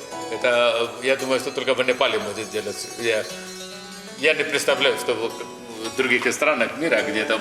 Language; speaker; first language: Russian; non-native, fluent; Nepali